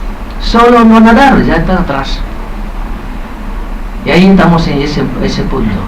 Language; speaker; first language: Spanish; non-native, fluent; Vietnamese